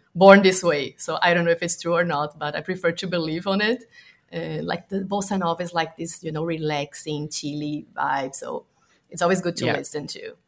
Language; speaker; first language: English; non-native, fluent; Portuguese